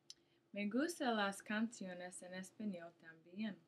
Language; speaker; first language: Spanish; non-native, learner; English